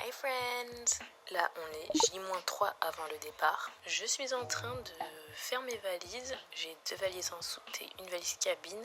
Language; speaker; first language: French; native; French